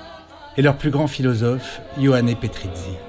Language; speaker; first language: French; native; French